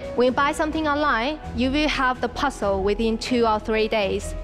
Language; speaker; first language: English; non-native, fluent; Chinese